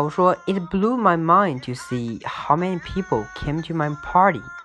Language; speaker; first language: English; non-native, fluent; Chinese